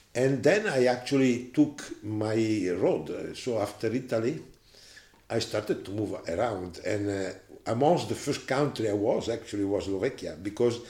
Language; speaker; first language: English; non-native, fluent; Italian